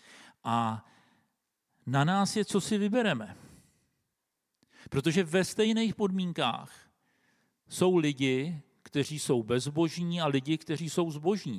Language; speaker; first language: Czech; native; Czech